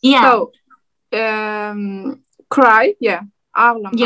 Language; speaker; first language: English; non-native, learner; Turkmen